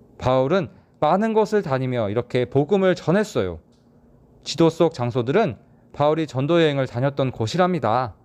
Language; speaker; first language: Korean; native; Korean